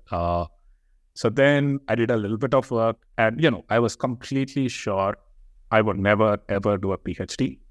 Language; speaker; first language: English; non-native, local second language; Telugu